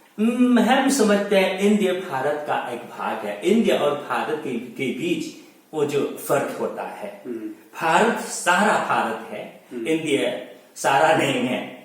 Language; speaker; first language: Hindi; non-native, fluent; Chinese